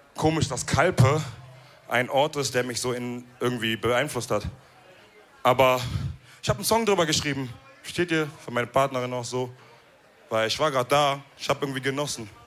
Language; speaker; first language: German; early bilingual, other home language; Wolof